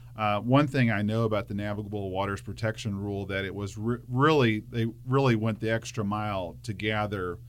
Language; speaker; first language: English; native; English